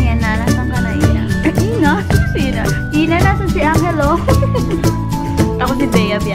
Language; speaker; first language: Filipino; native; Filipino